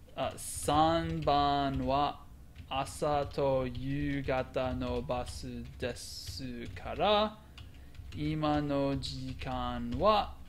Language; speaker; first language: Japanese; non-native, fluent; English